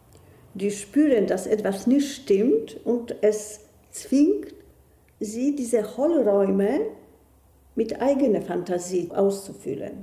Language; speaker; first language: German; non-native, fluent; Polish